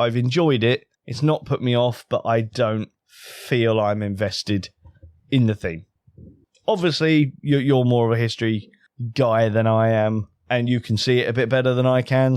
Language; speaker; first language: English; native; English